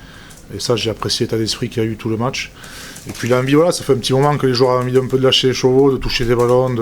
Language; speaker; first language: French; native; French